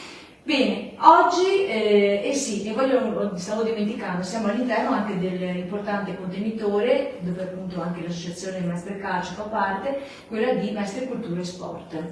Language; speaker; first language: Italian; native; Italian